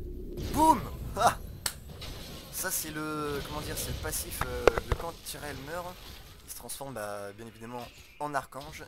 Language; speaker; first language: French; native; French